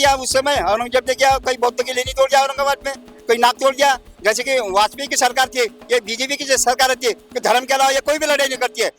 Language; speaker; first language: Hindi; native; Hindi